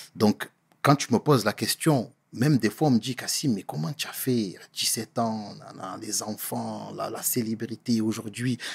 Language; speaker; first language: French; native; French